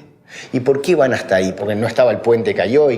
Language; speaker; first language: Spanish; native; Spanish